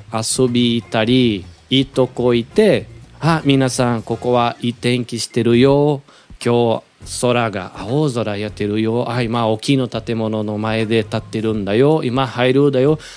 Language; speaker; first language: Japanese; non-native, learner; Portuguese